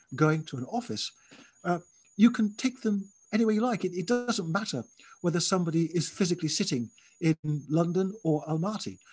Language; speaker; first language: English; native; English